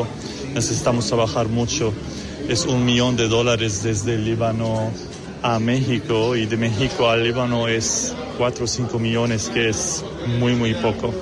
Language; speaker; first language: Spanish; non-native, fluent; Arabic